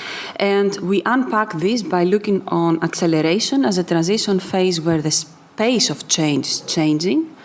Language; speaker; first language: English; non-native, fluent; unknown